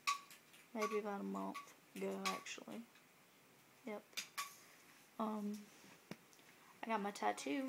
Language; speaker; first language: English; native; English